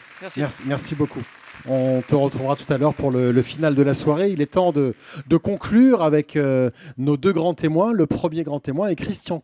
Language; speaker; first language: French; native; French